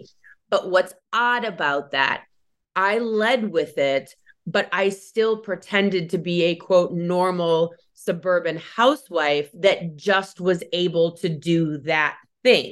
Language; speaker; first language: English; native; English